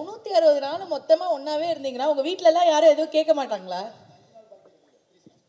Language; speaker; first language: Tamil; native; Tamil